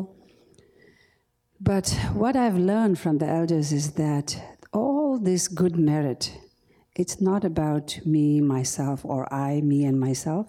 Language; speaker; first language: English; non-native, local second language; Tibetan